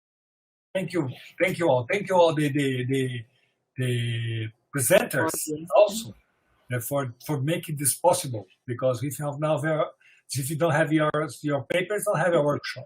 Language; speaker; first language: English; non-native, fluent; Portuguese